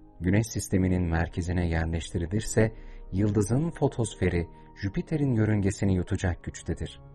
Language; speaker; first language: Turkish; native; Turkish